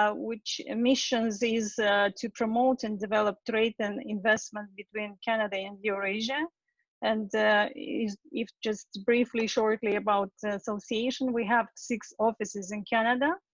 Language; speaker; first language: English; non-native, fluent; Russian